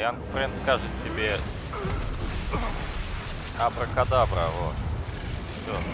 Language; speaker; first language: Russian; native; Russian